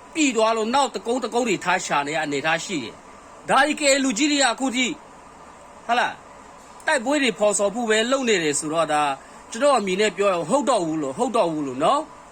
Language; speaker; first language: Burmese; non-native, local second language; Kachin